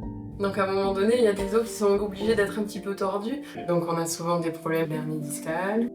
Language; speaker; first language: French; native; French